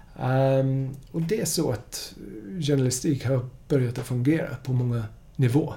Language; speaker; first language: Swedish; non-native, fluent; English